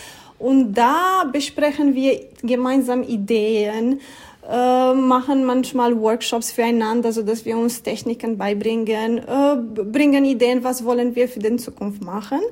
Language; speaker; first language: German; non-native, fluent; Romanian